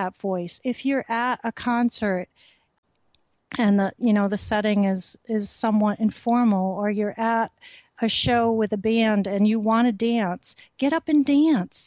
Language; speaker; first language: English; native; English